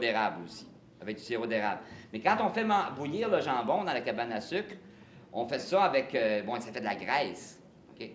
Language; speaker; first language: French; native; French